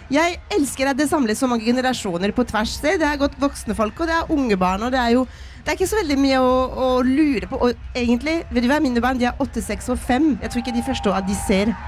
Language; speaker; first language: Norwegian; non-native, fluent; French